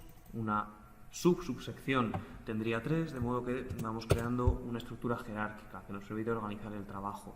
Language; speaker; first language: Spanish; native; Spanish